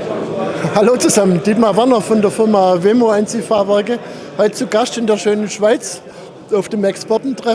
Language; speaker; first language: German; native; German